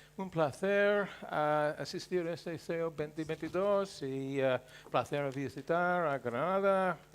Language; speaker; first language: Spanish; non-native, learner; English